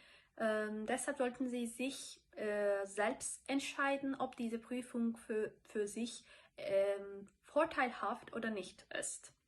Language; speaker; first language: German; non-native, fluent; Turkish